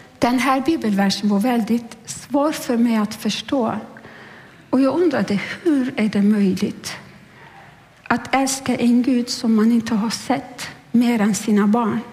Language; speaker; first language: Swedish; non-native, fluent; Turkish